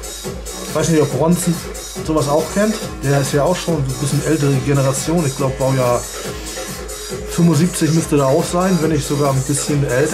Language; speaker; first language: German; native; German